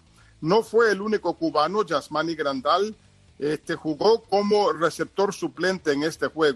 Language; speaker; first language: Spanish; native; Spanish